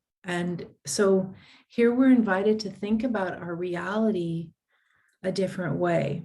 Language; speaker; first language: English; native; English